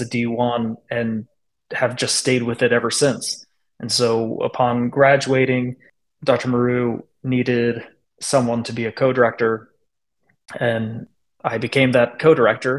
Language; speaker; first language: English; native; English